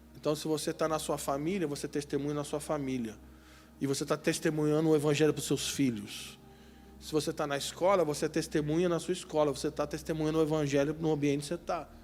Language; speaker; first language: Portuguese; native; Portuguese